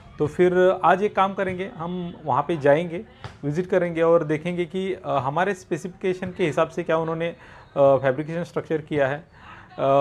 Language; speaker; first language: Hindi; non-native, local second language; Marathi